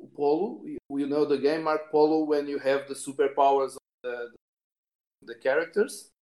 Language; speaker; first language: English; non-native, fluent; Portuguese